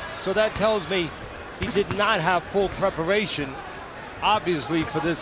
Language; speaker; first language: English; native; English